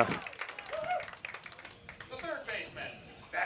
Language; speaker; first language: English; native; English